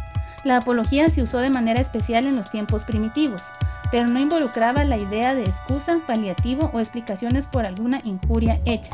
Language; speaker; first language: Spanish; native; Spanish